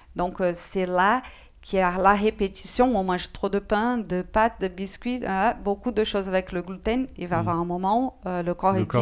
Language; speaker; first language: French; non-native, fluent; Portuguese